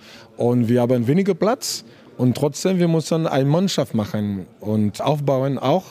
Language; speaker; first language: German; non-native, learner; French